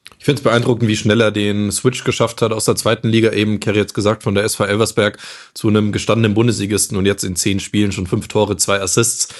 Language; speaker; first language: German; native; German